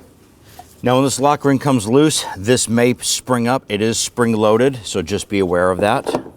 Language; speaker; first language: English; native; English